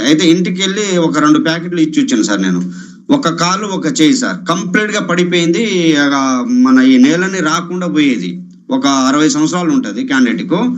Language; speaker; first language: Telugu; non-native, local second language; Lambadi